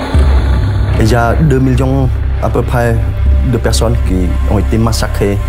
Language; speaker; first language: French; non-native, fluent; Khmer